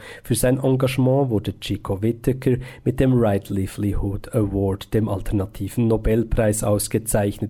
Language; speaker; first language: German; native; German